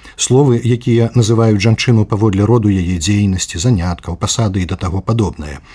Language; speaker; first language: Belarusian; native; Belarusian